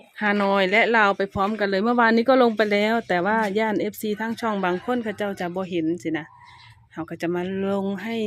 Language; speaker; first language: Thai; native; Thai